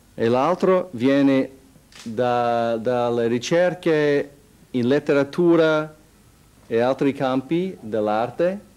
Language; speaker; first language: Italian; non-native, fluent; English